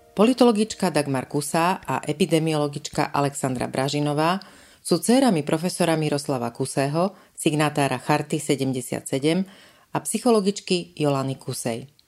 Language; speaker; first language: Slovak; native; Slovak